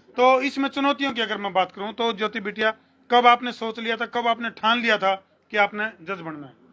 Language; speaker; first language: Hindi; native; Hindi